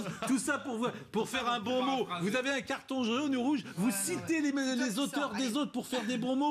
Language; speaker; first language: French; native; French